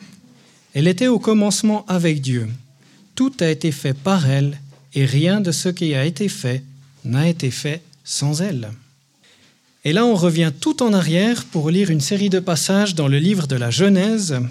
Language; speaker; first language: French; native; French